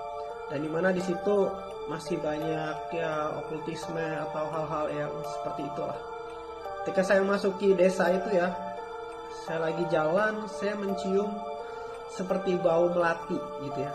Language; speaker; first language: Indonesian; native; Indonesian